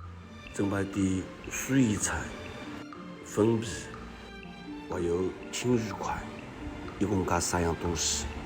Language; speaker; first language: Chinese; non-native, local second language; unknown